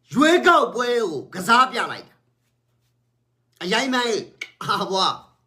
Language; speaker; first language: Burmese; native; Burmese